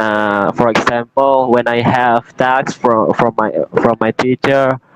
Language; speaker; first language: English; non-native, learner; Indonesian